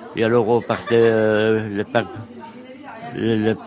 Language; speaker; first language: French; native; French